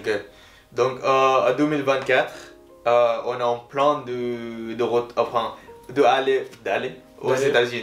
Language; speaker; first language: French; non-native, learner; Filipino